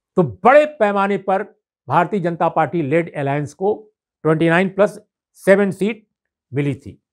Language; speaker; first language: Hindi; native; Hindi